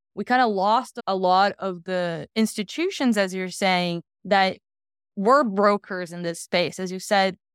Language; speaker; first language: English; non-native, fluent; Portuguese